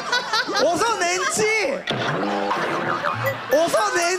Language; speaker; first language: Chinese; early bilingual, heritage; Chinese